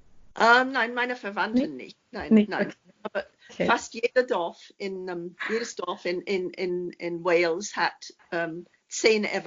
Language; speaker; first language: German; non-native, fluent; English